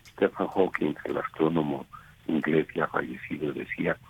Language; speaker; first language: Spanish; native; Spanish